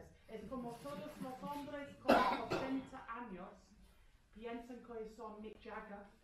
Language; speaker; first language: Spanish; non-native, fluent; English